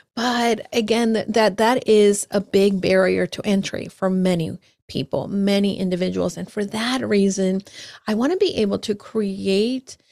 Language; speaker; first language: English; early bilingual, other home language; Spanish